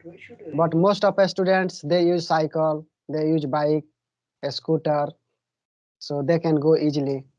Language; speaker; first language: English; non-native, learner; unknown